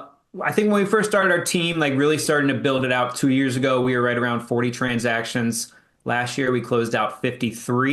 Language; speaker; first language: English; native; English